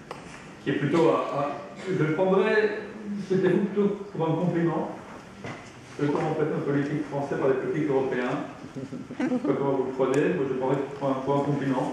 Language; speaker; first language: French; native; French